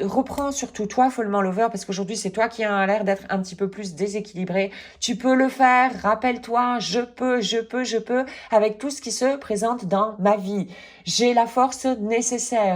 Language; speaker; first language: French; native; French